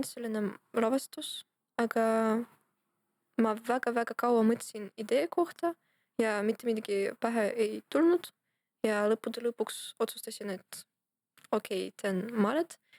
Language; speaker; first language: Estonian; non-native, local second language; Russian